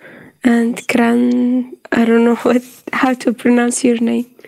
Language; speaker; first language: English; non-native, fluent; Arabic